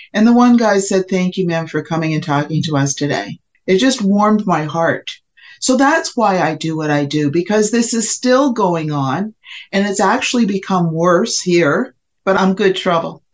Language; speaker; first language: English; native; English